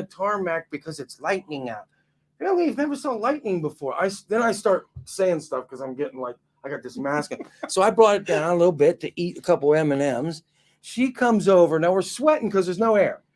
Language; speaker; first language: English; native; English